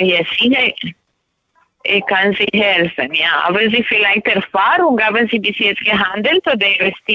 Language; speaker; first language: German; non-native, learner; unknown